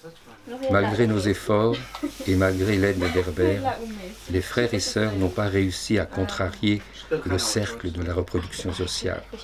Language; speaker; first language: French; native; French